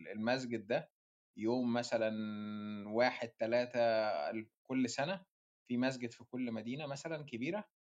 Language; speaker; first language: Arabic; native; Arabic